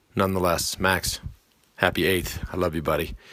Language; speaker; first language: English; native; English